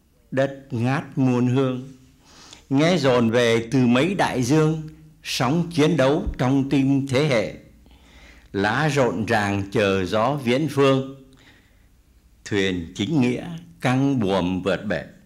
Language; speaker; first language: Vietnamese; native; Vietnamese